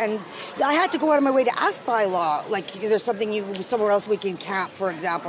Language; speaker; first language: English; native; English